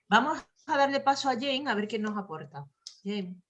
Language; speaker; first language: Spanish; native; Spanish